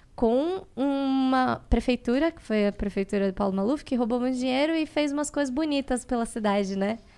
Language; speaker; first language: Portuguese; native; Portuguese